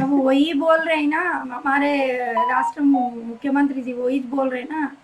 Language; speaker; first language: Hindi; non-native, local second language; Telugu